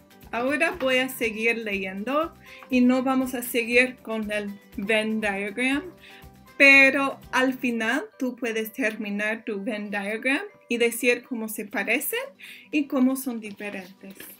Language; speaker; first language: Spanish; non-native, fluent; English